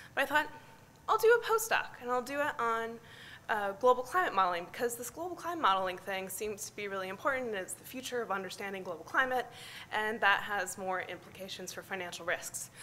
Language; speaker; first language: English; native; English